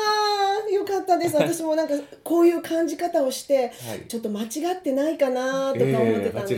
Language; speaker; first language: Japanese; native; Japanese